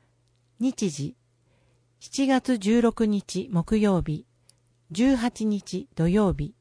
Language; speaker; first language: Japanese; native; Japanese